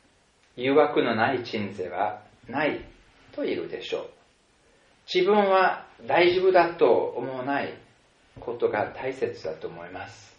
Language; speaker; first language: Japanese; non-native, fluent; German